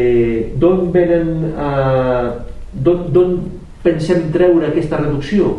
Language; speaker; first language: Catalan; native; Catalan